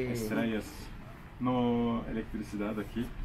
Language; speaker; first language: Spanish; non-native, learner; Turkish